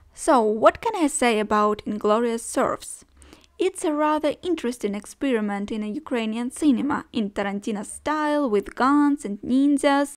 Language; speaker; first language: English; non-native, fluent; Ukrainian